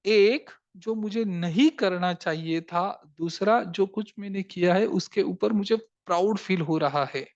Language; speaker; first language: Hindi; non-native, local second language; Marathi